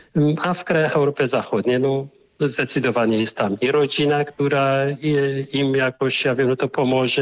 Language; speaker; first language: Polish; non-native, fluent; Arabic